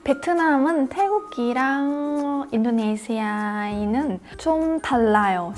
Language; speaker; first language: Korean; non-native, learner; Vietnamese